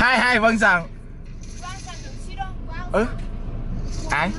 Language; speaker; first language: Vietnamese; native; Vietnamese